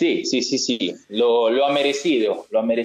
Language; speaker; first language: Spanish; non-native, learner; Italian